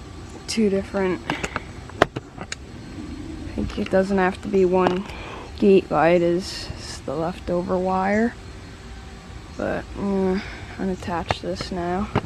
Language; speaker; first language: English; native; English